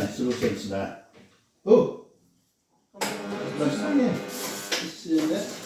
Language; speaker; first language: German; non-native, learner; Filipino